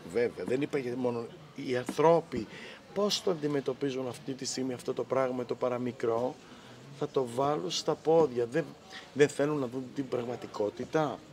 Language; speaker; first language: Greek; native; Greek